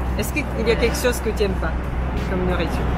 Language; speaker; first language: French; non-native, fluent; Japanese